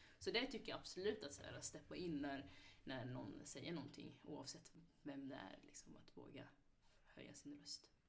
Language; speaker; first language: Swedish; early bilingual, other home language; Somali